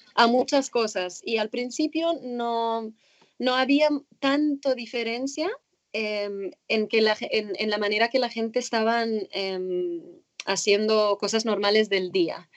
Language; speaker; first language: Spanish; non-native, fluent; Arabic